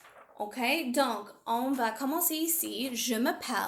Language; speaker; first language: French; non-native, learner; English